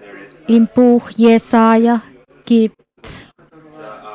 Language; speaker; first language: German; non-native, fluent; Swedish